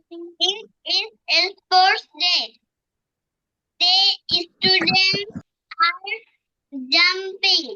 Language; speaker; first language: English; non-native, learner; Bangla